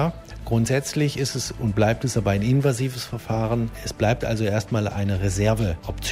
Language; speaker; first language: German; native; German